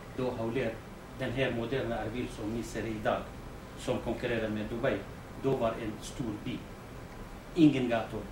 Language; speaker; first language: Swedish; non-native, fluent; Kurdish